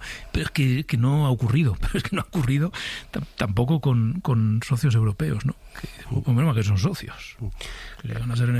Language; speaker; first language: Spanish; native; Spanish